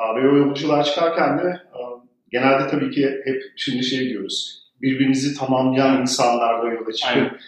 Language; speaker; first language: Turkish; early bilingual, heritage; Turkish